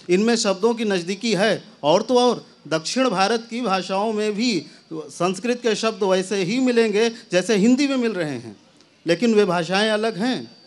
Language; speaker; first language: Hindi; native; Hindi